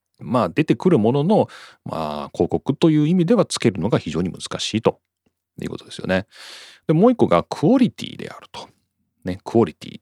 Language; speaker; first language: Japanese; native; Japanese